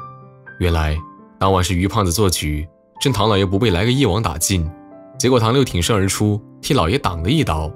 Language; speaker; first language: Chinese; native; Chinese